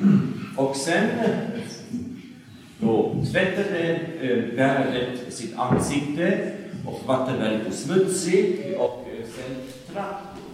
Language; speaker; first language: Swedish; non-native, fluent; German